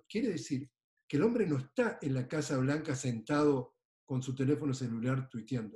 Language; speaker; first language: Spanish; native; Spanish